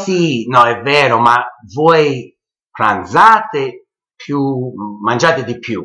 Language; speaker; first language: Italian; early bilingual, heritage; English